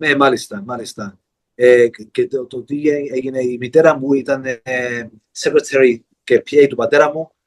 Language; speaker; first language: Greek; early bilingual, heritage; Greek